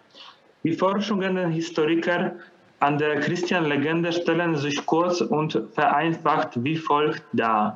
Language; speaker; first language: German; non-native, fluent; Polish